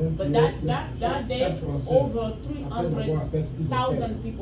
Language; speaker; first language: English; non-native, fluent; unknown